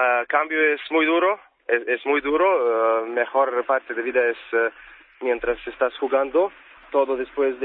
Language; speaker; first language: Spanish; non-native, fluent; Serbian